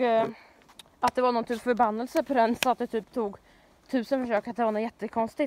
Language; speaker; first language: Swedish; native; Swedish